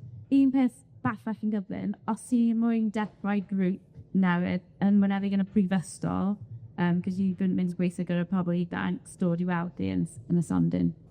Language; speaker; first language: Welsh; non-native, learner; English